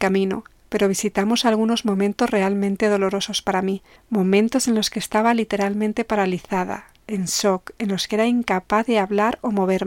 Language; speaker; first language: Spanish; native; Spanish